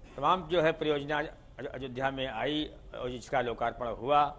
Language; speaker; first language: Hindi; native; Hindi